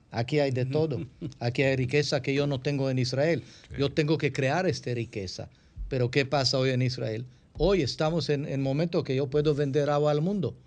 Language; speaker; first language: Spanish; non-native, fluent; Hebrew